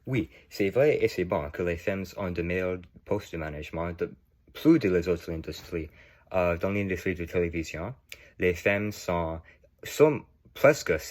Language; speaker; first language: French; non-native, learner; English